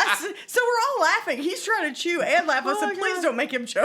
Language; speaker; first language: English; native; English